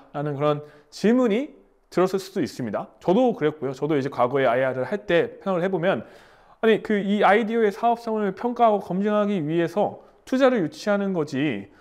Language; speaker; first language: Korean; native; Korean